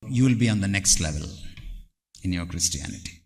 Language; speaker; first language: English; non-native, local second language; Telugu